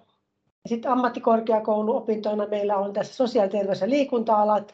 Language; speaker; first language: Finnish; native; Finnish